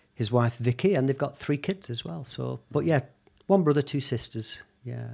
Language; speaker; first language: English; native; English